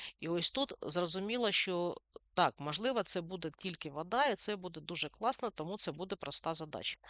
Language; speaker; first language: Ukrainian; non-native, local second language; Russian